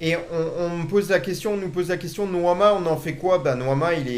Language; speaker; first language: French; native; French